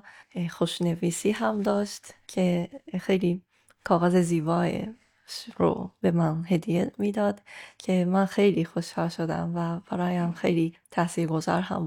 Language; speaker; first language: Persian; non-native, fluent; Japanese